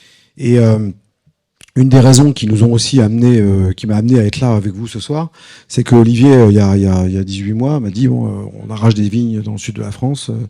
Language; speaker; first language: French; native; French